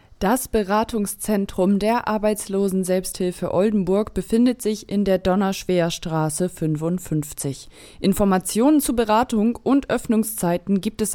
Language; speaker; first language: German; native; German